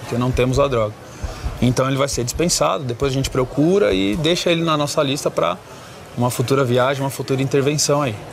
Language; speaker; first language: Portuguese; native; Portuguese